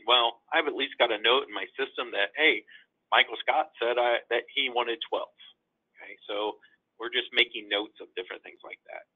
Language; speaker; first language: English; native; English